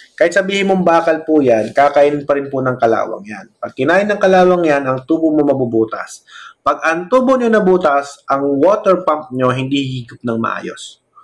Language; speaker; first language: Filipino; non-native, local second language; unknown